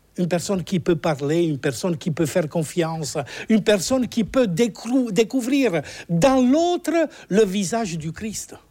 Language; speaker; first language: French; non-native, fluent; Italian